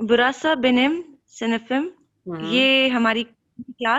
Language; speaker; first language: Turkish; non-native, learner; Urdu